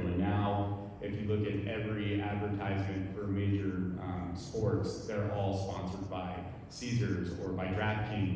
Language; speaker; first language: English; native; English